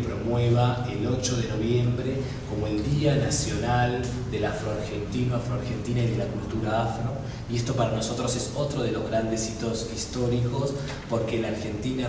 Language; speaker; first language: Spanish; native; Spanish